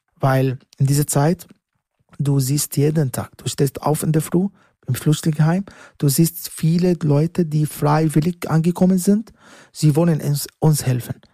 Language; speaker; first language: German; non-native, learner; Arabic